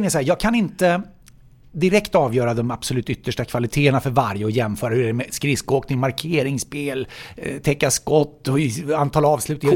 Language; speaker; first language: Swedish; native; Swedish